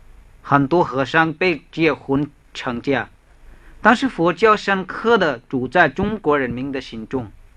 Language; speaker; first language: Chinese; non-native, fluent; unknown